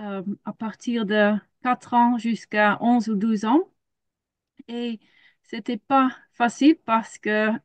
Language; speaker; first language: French; non-native, learner; Dutch